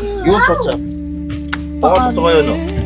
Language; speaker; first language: Mongolian; native; Mongolian